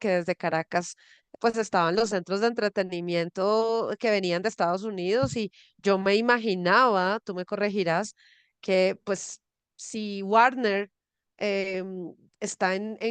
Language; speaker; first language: Spanish; native; Spanish